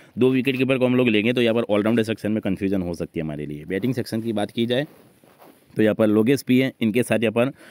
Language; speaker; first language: Hindi; native; Hindi